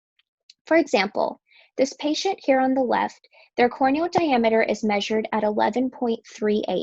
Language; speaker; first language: English; native; English